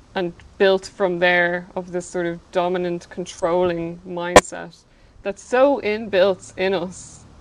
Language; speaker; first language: English; native; English